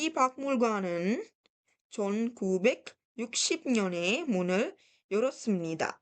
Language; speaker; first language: Korean; non-native, fluent; Sinhala